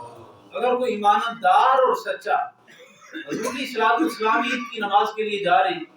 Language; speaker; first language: Urdu; native; Urdu